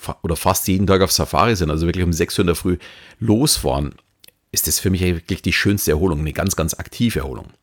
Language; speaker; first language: German; native; German